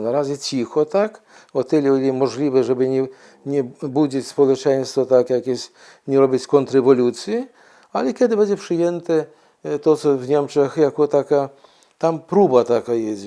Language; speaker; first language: Polish; non-native, fluent; Ukrainian